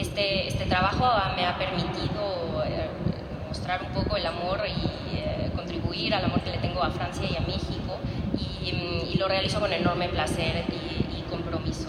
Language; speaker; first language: Spanish; native; Spanish